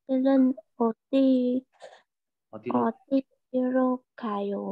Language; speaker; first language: Korean; non-native, learner; Vietnamese